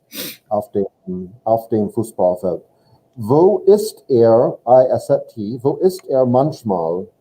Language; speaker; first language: German; non-native, fluent; English